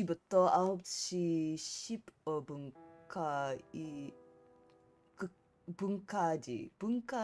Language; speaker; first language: Korean; non-native, learner; English